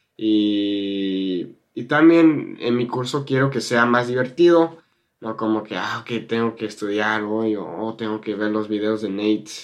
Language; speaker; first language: Spanish; non-native, fluent; English